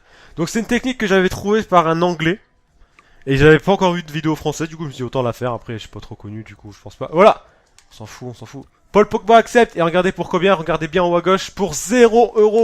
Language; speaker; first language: French; native; French